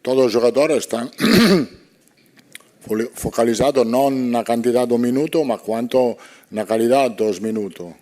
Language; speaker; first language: Portuguese; non-native, fluent; Italian